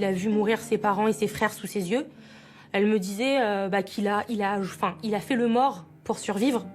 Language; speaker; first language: French; early bilingual, other home language; Armenian